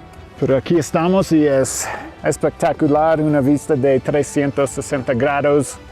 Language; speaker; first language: Spanish; non-native, fluent; English